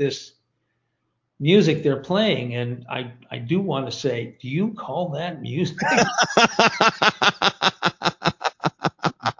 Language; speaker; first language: English; native; English